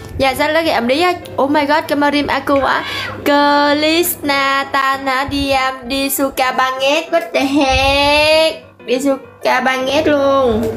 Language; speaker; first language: Indonesian; non-native, learner; Vietnamese